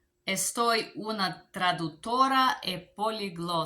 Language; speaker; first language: Spanish; non-native, learner; Bulgarian